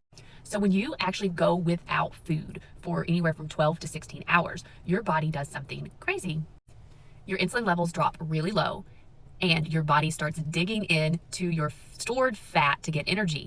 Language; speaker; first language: English; native; English